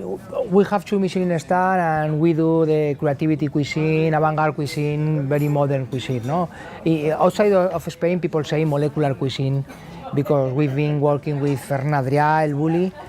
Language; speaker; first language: English; non-native, learner; Spanish